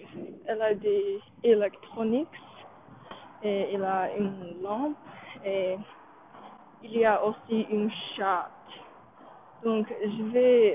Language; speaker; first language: French; non-native, learner; English